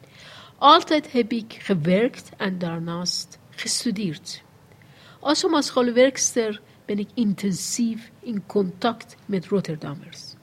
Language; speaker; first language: Dutch; non-native, fluent; Persian